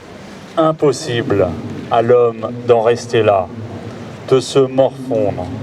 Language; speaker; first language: French; native; French